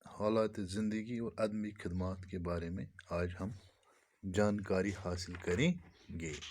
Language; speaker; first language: Urdu; non-native, local second language; Kashmiri